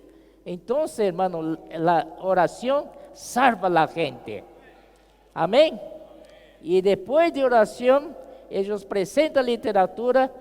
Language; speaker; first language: Spanish; non-native, fluent; Portuguese